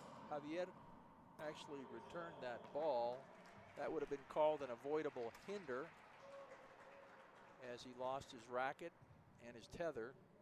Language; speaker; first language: English; native; English